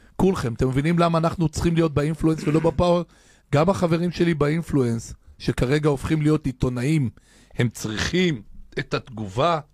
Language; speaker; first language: Hebrew; native; Hebrew